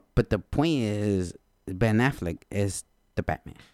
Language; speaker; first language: English; non-native, fluent; Spanish